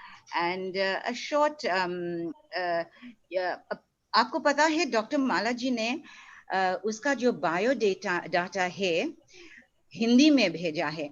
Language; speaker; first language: Hindi; non-native, fluent; English